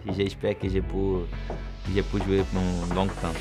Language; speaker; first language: French; non-native, learner; Portuguese